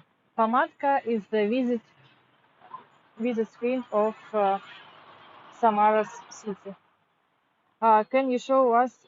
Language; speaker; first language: English; non-native, fluent; Russian